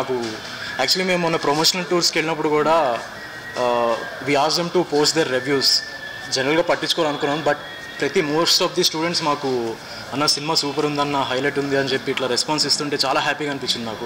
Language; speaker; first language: Telugu; native; Telugu